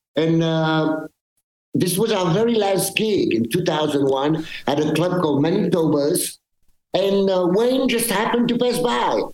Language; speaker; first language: English; early bilingual, other home language; French